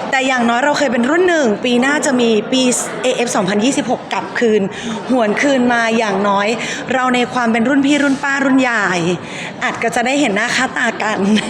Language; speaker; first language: Thai; native; Thai